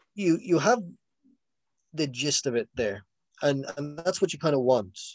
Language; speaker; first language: English; native; English